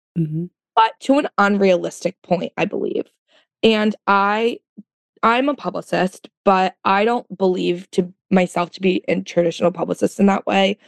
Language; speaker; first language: English; native; English